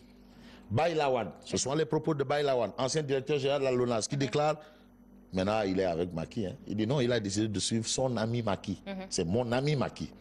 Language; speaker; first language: French; non-native, local second language; Wolof